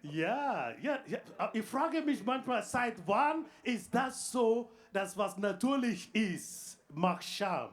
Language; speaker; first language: German; non-native, fluent; Igbo